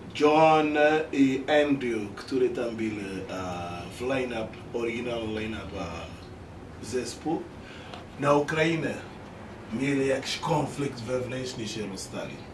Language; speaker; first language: Polish; non-native, fluent; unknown